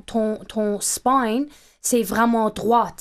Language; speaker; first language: French; non-native, fluent; English